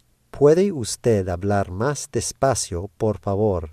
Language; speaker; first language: Spanish; non-native, fluent; English